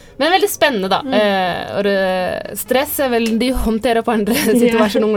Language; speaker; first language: Norwegian; early bilingual, other home language; Tamil